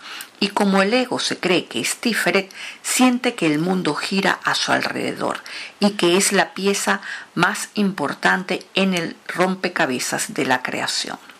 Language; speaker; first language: Spanish; native; Spanish